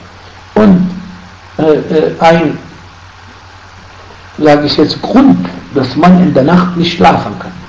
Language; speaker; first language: German; non-native, fluent; Arabic